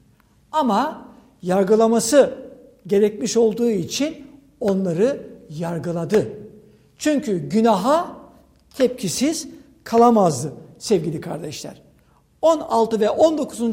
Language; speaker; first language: Turkish; native; Turkish